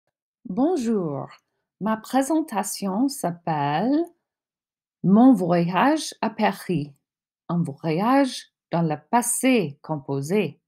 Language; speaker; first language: French; non-native, fluent; English